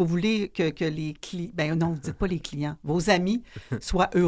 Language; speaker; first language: French; native; French